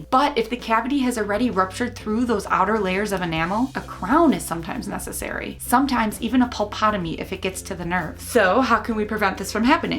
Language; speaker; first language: English; native; English